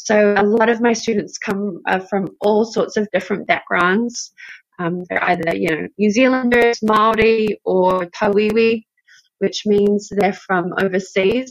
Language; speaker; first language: English; native; English